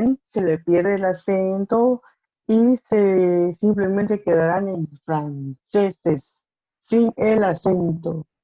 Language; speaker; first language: Spanish; non-native, learner; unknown